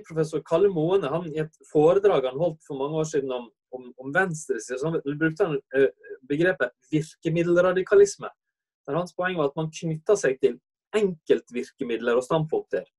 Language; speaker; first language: Norwegian; native; Norwegian